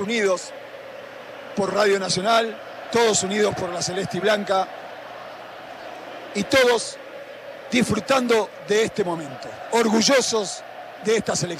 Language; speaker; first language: Spanish; native; Spanish